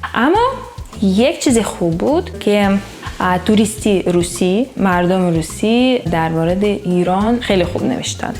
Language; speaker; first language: Persian; non-native, learner; Russian